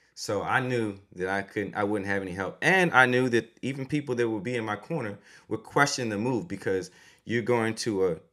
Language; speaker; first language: English; native; English